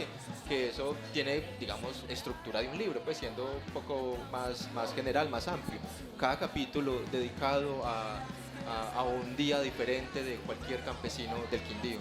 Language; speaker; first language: Spanish; native; Spanish